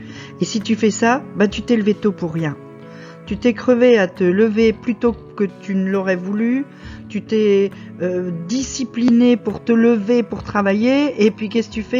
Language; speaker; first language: French; native; French